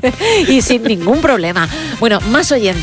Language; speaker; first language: Spanish; native; Spanish